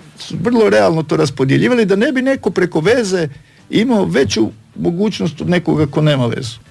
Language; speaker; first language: Croatian; native; Croatian